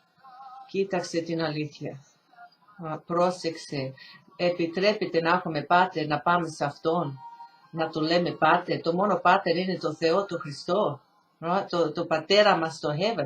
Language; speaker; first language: Greek; early bilingual, heritage; Greek